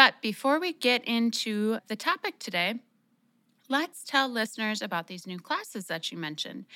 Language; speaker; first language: English; native; English